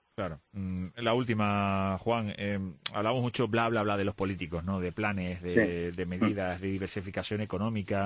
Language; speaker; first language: Spanish; native; Spanish